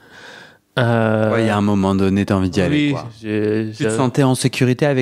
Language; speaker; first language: French; native; French